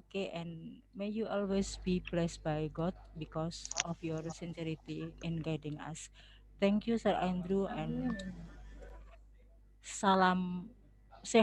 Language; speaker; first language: English; non-native, local second language; Javanese